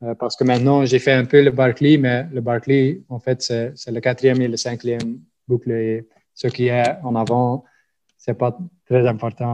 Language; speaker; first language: French; non-native, local second language; Dutch